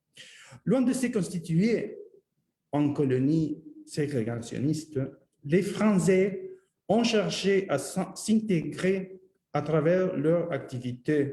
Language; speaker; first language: French; non-native, fluent; Spanish